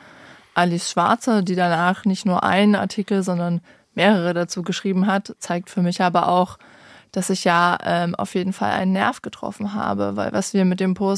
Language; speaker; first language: German; native; German